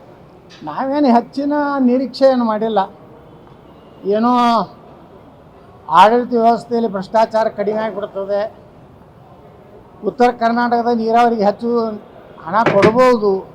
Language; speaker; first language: Kannada; native; Kannada